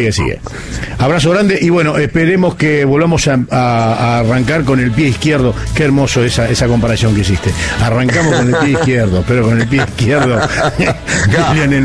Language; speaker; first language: Spanish; native; Spanish